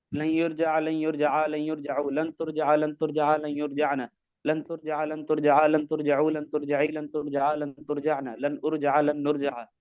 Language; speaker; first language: Arabic; non-native, learner; Urdu